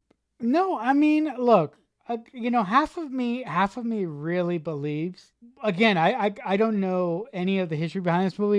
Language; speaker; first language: English; native; English